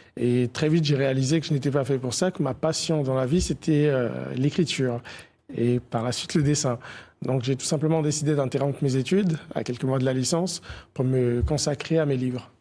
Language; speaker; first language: French; early bilingual, other home language; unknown